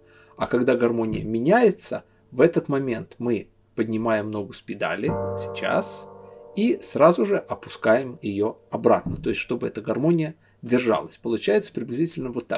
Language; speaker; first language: Russian; native; Russian